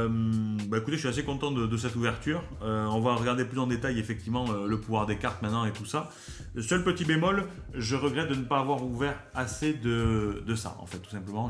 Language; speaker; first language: French; native; French